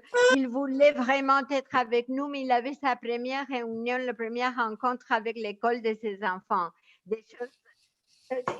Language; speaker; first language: French; non-native, fluent; Spanish